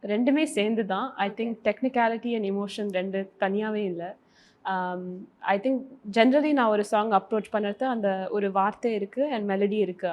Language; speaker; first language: Tamil; early bilingual, heritage; Tamil